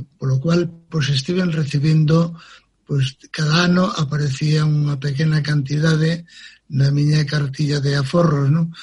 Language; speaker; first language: Galician; native; Galician